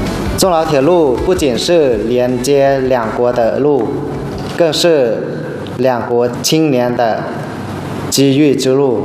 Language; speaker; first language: Chinese; non-native, fluent; Lao